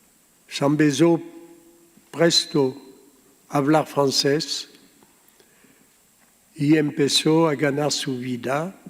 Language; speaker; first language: Spanish; early bilingual, heritage; Ladino